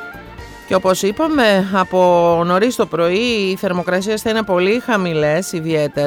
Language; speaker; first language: Greek; native; Greek